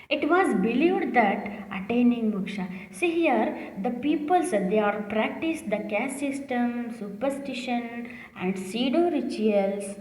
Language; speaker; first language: English; non-native, local second language; Kannada